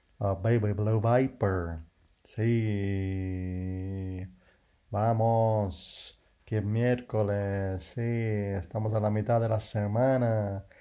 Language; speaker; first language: Spanish; non-native, fluent; English